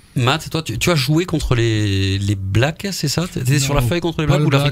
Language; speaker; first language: French; native; French